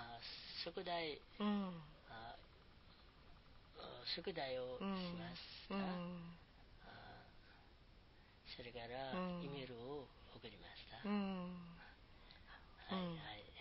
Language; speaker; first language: Japanese; non-native, learner; Nepali